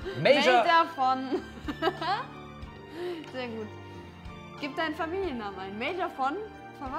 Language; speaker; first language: German; native; German